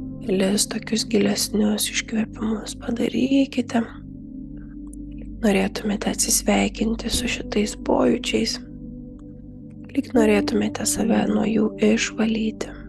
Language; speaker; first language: Lithuanian; native; Lithuanian